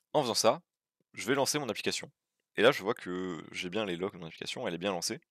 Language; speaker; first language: French; native; French